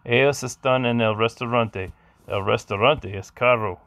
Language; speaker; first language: Spanish; non-native, learner; English